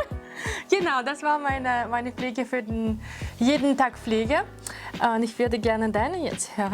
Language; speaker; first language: German; non-native, fluent; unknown